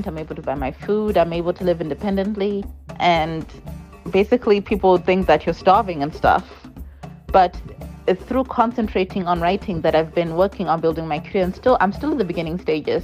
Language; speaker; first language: English; non-native, local second language; Shona